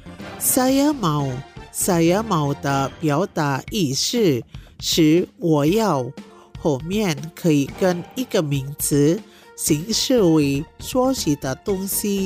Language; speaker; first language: Chinese; non-native, fluent; Indonesian